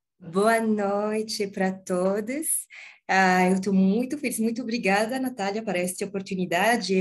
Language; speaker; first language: Portuguese; non-native, learner; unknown